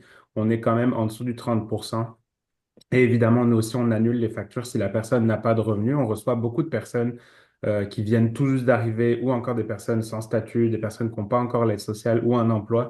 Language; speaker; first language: French; native; French